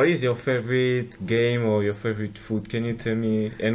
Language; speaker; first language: English; non-native, local second language; French